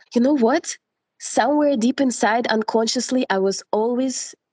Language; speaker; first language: English; non-native, fluent; Russian